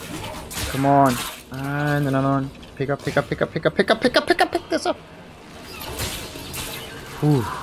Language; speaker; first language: English; non-native, fluent; German